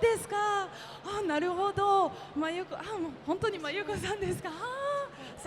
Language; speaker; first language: Japanese; non-native, fluent; French